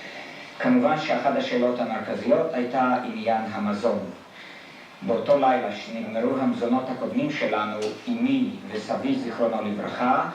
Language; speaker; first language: Hebrew; non-native, fluent; Polish